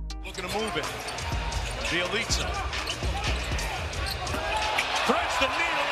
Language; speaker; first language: English; native; English